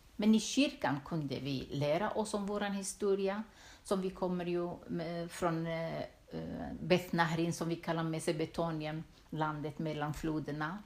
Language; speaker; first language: Swedish; non-native, fluent; Turoyo